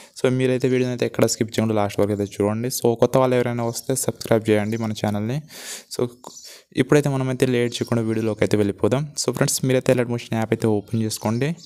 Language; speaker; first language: Telugu; non-native, local second language; Gondi